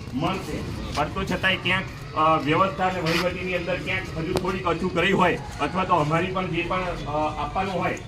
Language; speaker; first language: Gujarati; native; Gujarati